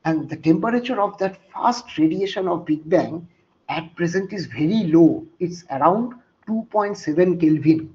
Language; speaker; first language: English; non-native, local second language; Bangla